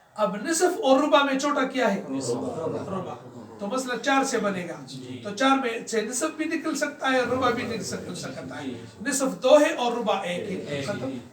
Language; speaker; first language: Urdu; non-native, local second language; Pashto